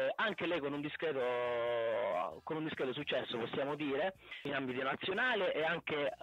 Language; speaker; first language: Italian; native; Italian